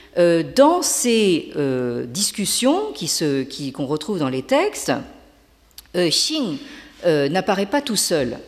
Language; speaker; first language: French; native; French